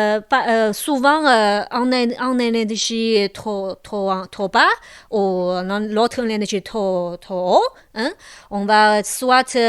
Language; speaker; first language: French; non-native, local second language; Chinese